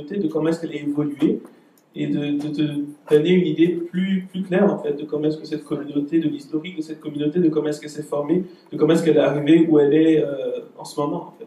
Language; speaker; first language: French; native; French